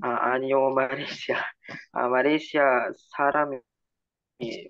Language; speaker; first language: Korean; non-native, learner; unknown